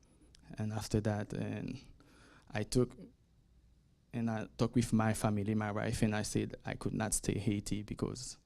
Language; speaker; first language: English; non-native, learner; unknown